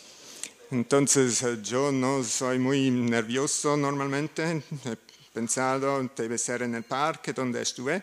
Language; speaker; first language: Spanish; non-native, learner; German